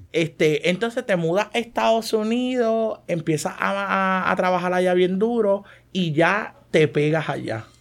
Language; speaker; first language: Spanish; native; Spanish